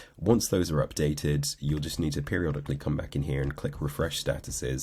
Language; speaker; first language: English; native; English